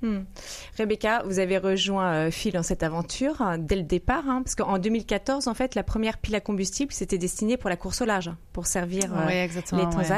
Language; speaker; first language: French; native; French